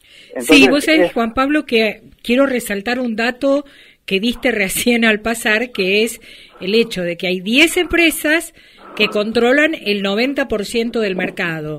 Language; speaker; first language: Spanish; native; Spanish